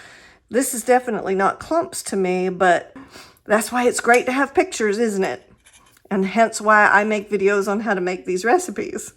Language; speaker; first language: English; native; English